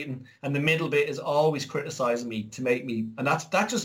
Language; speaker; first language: English; native; English